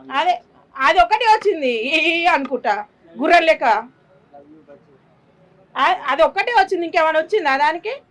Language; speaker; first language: Telugu; native; Telugu